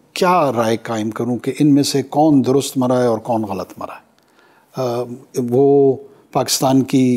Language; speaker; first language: Urdu; non-native, local second language; Pashto